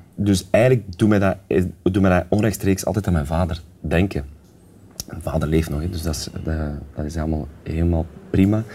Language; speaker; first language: Dutch; native; Dutch